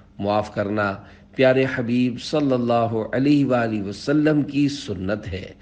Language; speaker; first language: Urdu; native; Urdu